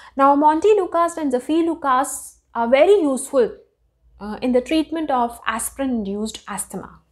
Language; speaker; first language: English; non-native, local second language; Hindi